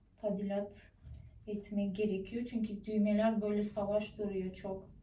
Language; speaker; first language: Turkish; non-native, fluent; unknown